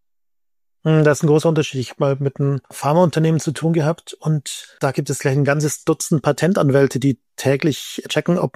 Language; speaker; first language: German; native; German